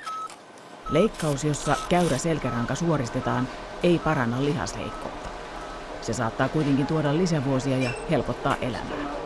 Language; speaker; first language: Finnish; native; Finnish